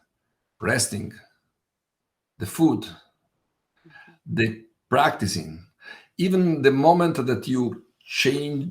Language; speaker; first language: English; non-native, fluent; Italian